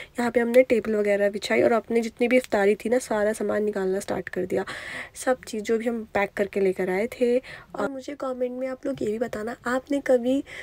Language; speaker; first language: Hindi; native; Hindi